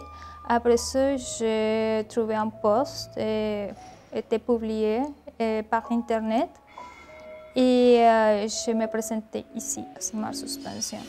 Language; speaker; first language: French; non-native, learner; Spanish